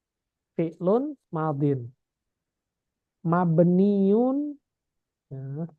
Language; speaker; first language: Arabic; non-native, fluent; Indonesian